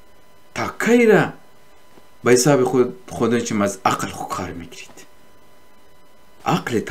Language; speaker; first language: Persian; native; Persian